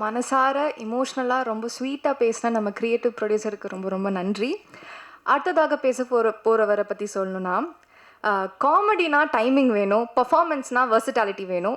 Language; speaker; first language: Tamil; native; Tamil